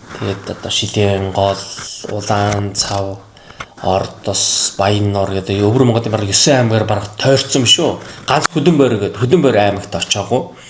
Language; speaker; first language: Mongolian; native; Mongolian